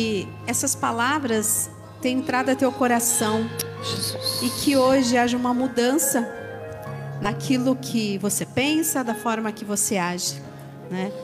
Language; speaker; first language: Portuguese; native; Portuguese